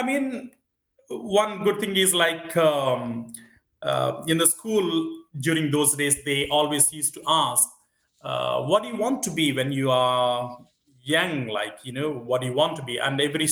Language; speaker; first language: English; non-native, local second language; Telugu